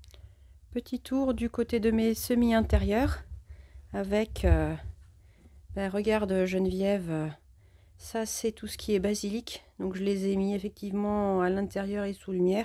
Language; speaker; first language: French; native; French